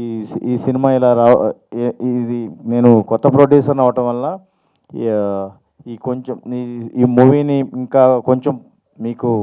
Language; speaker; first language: Telugu; native; Telugu